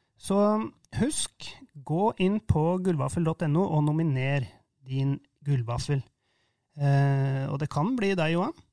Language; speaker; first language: Norwegian; native; Norwegian